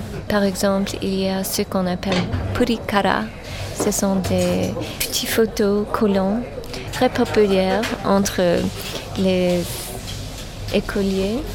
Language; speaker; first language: French; non-native, fluent; English